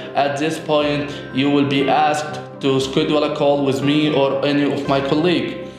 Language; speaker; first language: English; non-native, fluent; Arabic